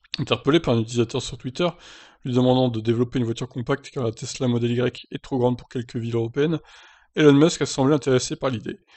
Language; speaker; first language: French; native; French